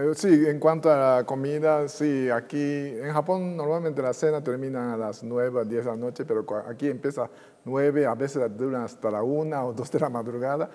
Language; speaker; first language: Spanish; non-native, fluent; Japanese